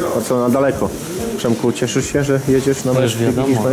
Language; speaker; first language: Polish; native; Polish